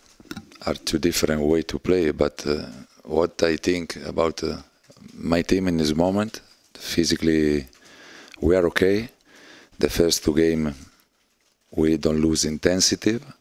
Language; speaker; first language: English; non-native, learner; Italian